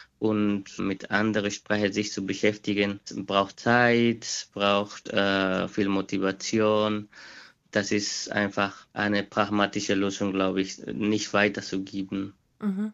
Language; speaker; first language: German; non-native, fluent; Quechua